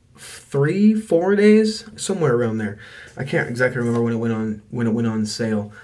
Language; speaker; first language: English; native; English